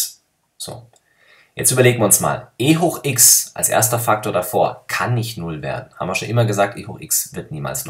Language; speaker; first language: German; native; German